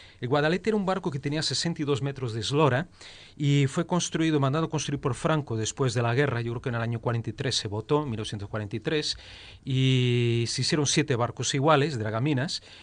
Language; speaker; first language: Spanish; early bilingual, heritage; Spanish